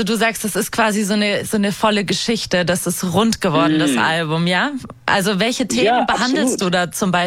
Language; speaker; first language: German; native; German